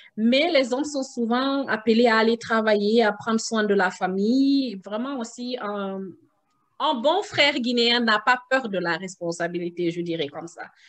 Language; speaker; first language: French; non-native, local second language; Susu